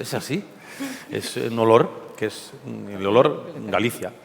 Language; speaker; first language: Spanish; native; Spanish